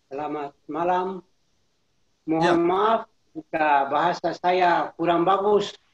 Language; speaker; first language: Indonesian; non-native, local second language; Tetum